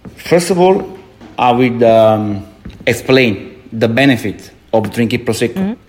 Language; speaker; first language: English; non-native, fluent; Italian